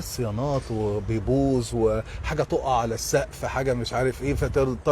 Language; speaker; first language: Arabic; native; Arabic